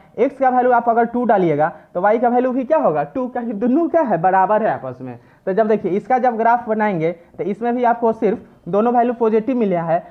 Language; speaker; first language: Hindi; native; Hindi